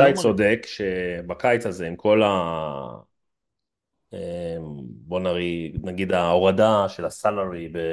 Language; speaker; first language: Hebrew; native; Hebrew